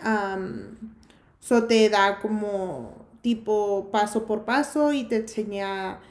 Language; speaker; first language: Spanish; early bilingual, heritage; Spanish